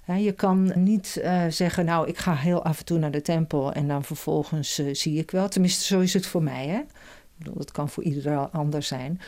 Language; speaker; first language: Dutch; native; Dutch